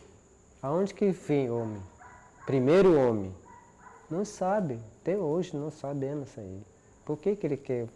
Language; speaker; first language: Portuguese; non-native, local second language; Yanomámi